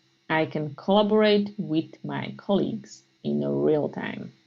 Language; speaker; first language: English; non-native, fluent; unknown